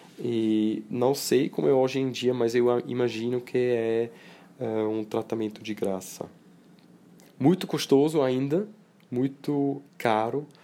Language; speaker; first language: Portuguese; non-native, fluent; Swiss German